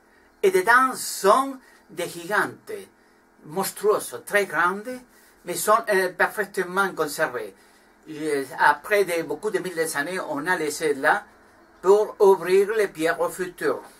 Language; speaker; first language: French; non-native, learner; Spanish